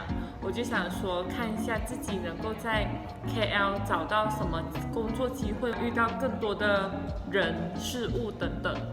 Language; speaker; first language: Chinese; native; Chinese